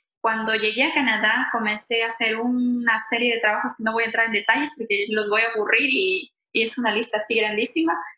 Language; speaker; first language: Spanish; native; Spanish